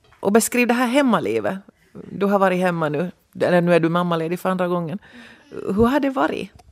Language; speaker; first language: Swedish; native; Swedish